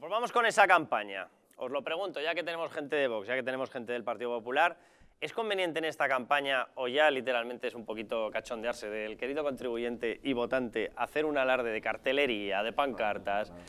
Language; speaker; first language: Spanish; native; Spanish